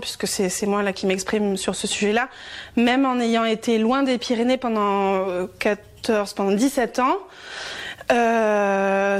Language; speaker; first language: French; native; French